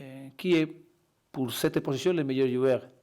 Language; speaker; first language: French; non-native, learner; Spanish